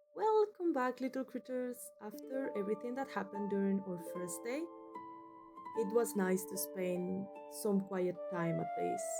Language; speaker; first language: English; non-native, fluent; Spanish